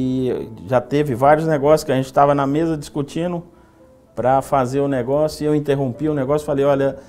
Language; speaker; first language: Portuguese; native; Portuguese